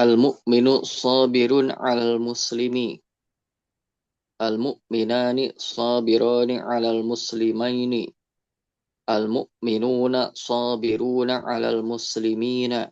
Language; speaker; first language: Arabic; non-native, learner; Indonesian